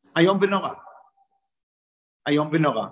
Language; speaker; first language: Hebrew; non-native, fluent; English